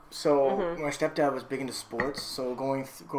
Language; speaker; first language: English; native; English